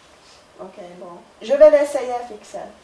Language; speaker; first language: French; non-native, learner; Finnish